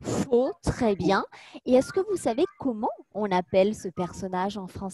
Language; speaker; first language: French; native; French